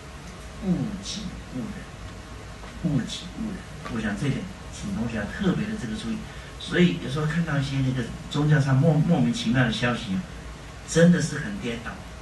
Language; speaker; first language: Chinese; native; Chinese